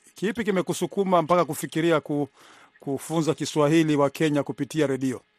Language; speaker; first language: Swahili; non-native, local second language; Rundi